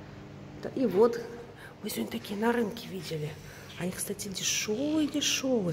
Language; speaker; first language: Russian; native; Russian